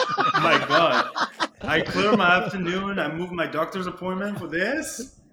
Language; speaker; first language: English; non-native, fluent; French